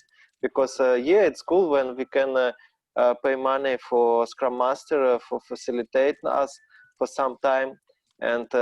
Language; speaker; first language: English; non-native, learner; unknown